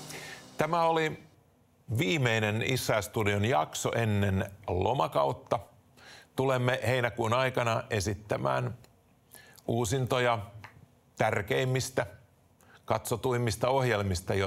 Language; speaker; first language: Finnish; native; Finnish